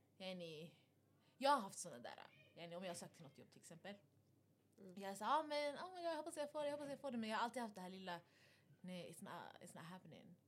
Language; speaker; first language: Swedish; early bilingual, other home language; Arabic